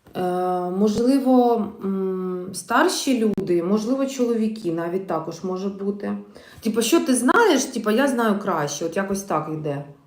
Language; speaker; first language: Ukrainian; non-native, local second language; Russian